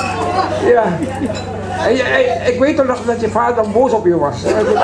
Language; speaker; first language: Dutch; early bilingual, other home language; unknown